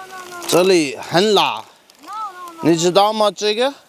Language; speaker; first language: Chinese; non-native, learner; Armenian